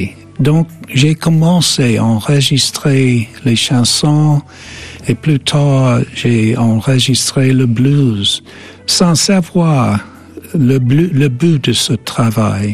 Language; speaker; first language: French; non-native, fluent; English